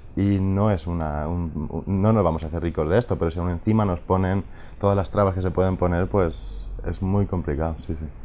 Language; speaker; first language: Spanish; native; Spanish